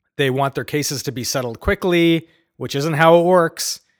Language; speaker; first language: English; native; English